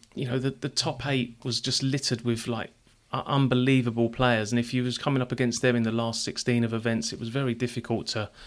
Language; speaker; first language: English; native; English